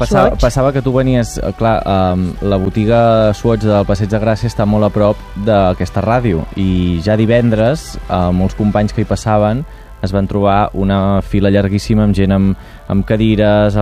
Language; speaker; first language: Catalan; native; Catalan